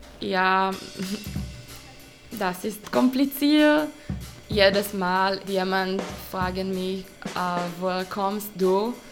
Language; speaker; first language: German; non-native, learner; Hebrew